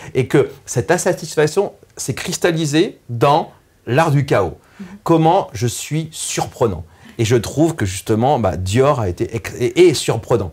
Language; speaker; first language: French; native; French